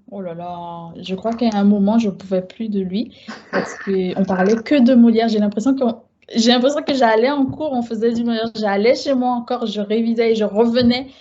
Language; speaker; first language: French; native; French